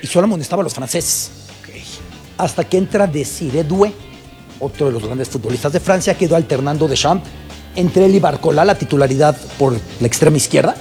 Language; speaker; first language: Spanish; native; Spanish